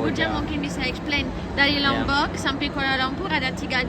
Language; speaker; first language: Indonesian; non-native, learner; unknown